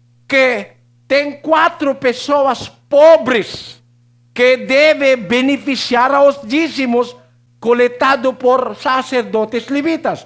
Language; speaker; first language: Portuguese; non-native, learner; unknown